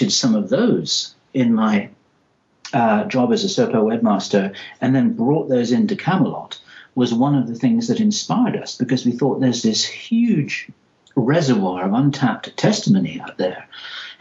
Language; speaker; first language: English; native; English